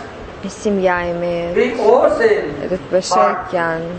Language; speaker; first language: Russian; native; Russian